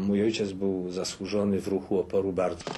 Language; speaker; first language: Polish; native; Polish